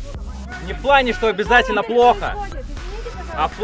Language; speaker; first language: Russian; native; Russian